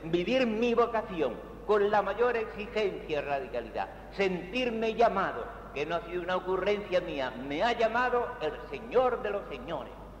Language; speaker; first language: Spanish; native; Spanish